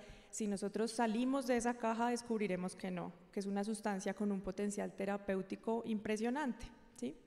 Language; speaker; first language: Spanish; native; Spanish